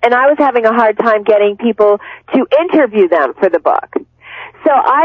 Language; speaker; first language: English; native; English